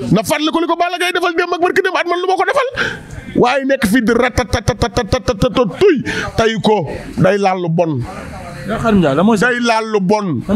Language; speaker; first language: Wolof; native; Wolof